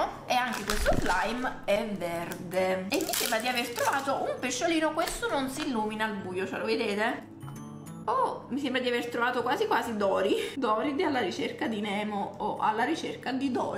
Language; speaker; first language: Italian; native; Italian